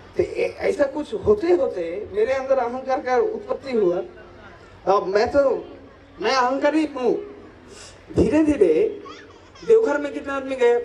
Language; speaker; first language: Hindi; non-native, local second language; Bangla